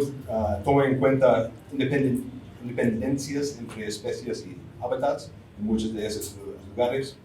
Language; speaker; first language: Spanish; non-native, fluent; English